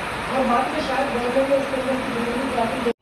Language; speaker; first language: Urdu; native; Urdu